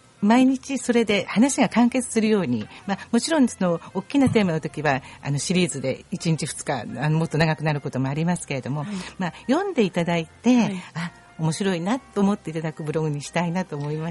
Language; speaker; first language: Japanese; native; Japanese